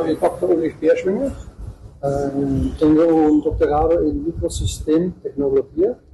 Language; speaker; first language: Spanish; non-native, learner; German